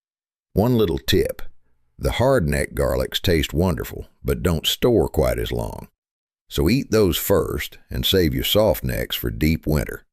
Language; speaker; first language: English; native; English